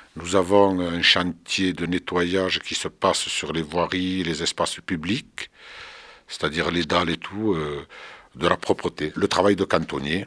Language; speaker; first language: French; early bilingual, other home language; Arabic